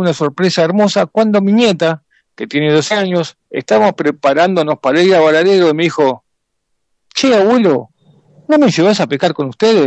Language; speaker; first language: Spanish; native; Spanish